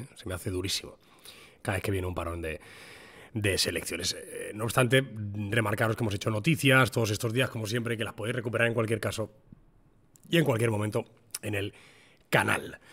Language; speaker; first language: Spanish; native; Spanish